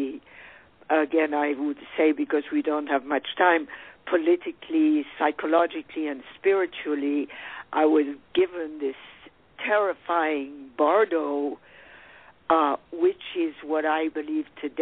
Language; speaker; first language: English; non-native, fluent; French